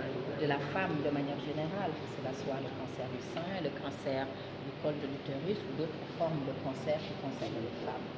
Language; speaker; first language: French; non-native, local second language; Wolof